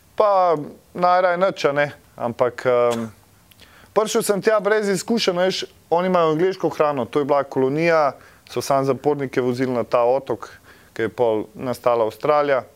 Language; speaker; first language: Slovenian; native; Slovenian